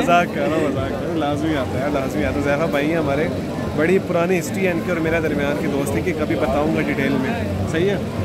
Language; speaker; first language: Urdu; non-native, local second language; Punjabi